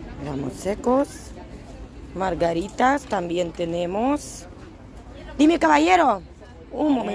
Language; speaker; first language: Spanish; non-native, fluent; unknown